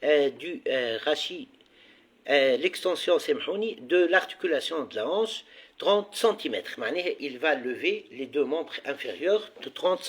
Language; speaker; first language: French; non-native, local second language; Arabic